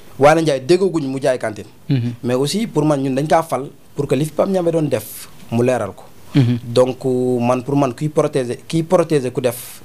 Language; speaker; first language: Wolof; native; Wolof